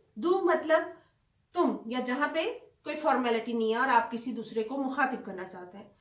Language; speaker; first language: Urdu; native; Urdu